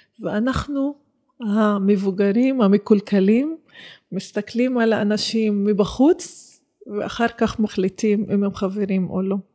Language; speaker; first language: Hebrew; non-native, local second language; Arabic